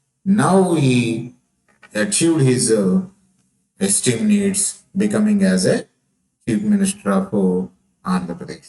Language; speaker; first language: English; non-native, local second language; Telugu